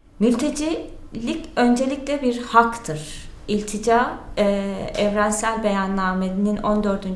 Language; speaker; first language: Turkish; native; Turkish